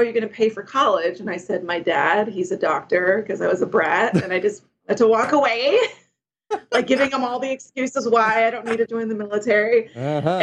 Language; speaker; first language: English; native; English